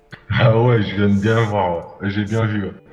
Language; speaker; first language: French; native; French